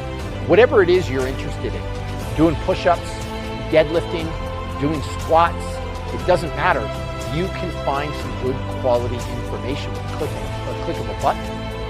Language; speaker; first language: English; native; English